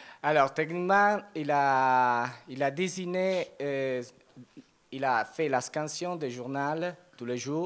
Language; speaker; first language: French; non-native, learner; Italian